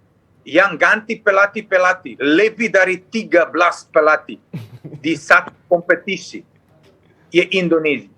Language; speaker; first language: Indonesian; non-native, fluent; Serbian